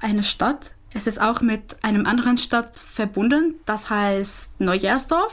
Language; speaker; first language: German; non-native, fluent; Czech